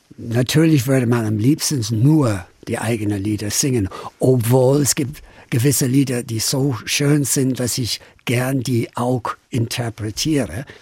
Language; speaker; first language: German; non-native, fluent; English